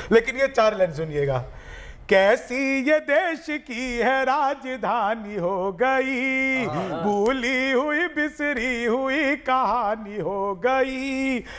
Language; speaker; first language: Hindi; native; Hindi